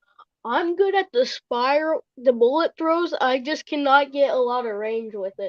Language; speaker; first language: English; native; English